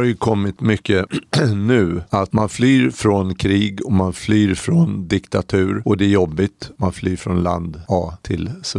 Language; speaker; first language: Swedish; native; Swedish